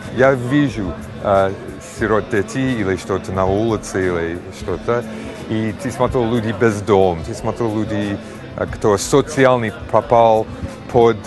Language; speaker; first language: Russian; non-native, learner; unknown